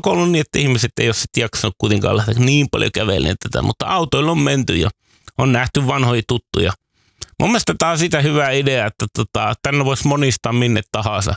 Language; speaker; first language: Finnish; native; Finnish